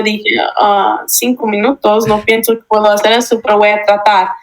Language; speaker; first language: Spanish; early bilingual, heritage; English